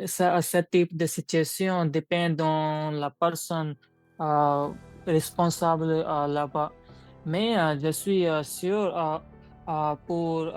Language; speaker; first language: French; non-native, learner; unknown